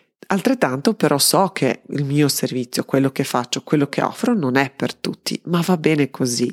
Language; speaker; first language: Italian; non-native, fluent; Serbian